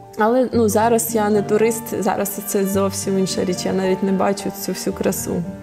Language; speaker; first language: Ukrainian; native; Ukrainian